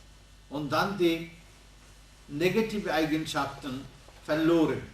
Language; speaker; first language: German; non-native, learner; Bangla